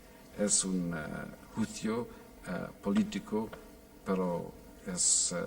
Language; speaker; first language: Spanish; non-native, fluent; English